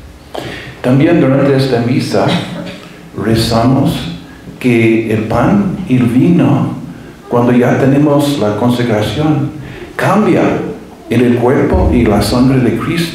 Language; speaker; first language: Spanish; non-native, fluent; English